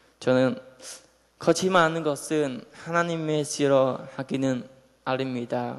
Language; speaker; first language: Korean; non-native, learner; Khmer